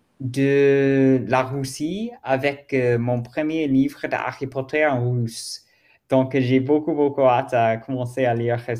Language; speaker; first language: French; non-native, learner; German